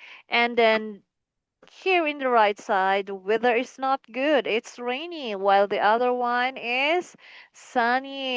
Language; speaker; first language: English; non-native, fluent; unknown